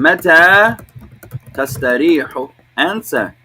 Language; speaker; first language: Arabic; non-native, fluent; English